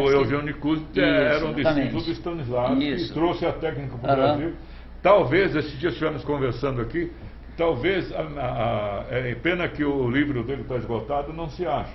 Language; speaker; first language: Portuguese; native; Portuguese